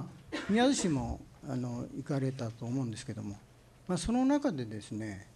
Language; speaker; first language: Japanese; native; Japanese